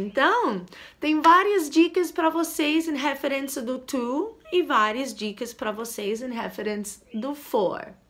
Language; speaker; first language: Portuguese; non-native, fluent; English